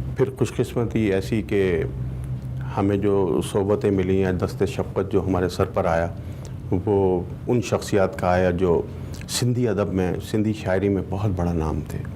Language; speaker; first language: Urdu; native; Urdu